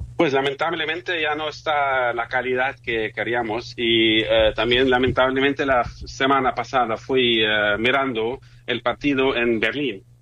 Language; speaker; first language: Spanish; non-native, fluent; German